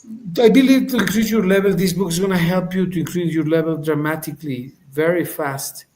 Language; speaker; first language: English; non-native, fluent; Spanish